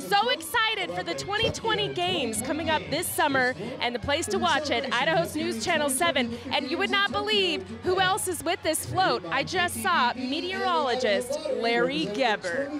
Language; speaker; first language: English; native; English